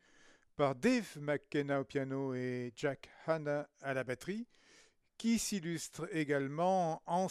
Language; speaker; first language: French; native; French